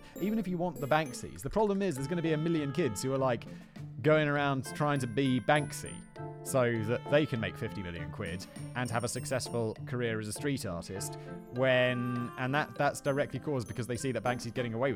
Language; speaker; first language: English; native; English